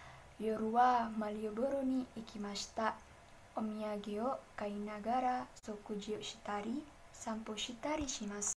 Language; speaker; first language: Japanese; non-native, learner; Indonesian